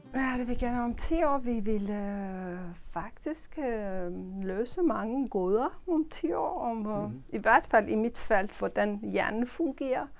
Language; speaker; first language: Danish; non-native, fluent; Turkish